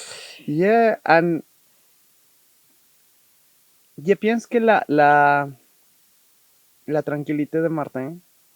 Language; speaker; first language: French; non-native, learner; Spanish